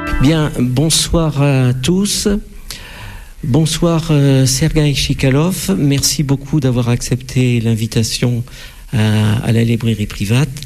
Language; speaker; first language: French; native; French